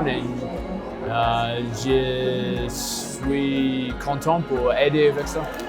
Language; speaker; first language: French; non-native, learner; English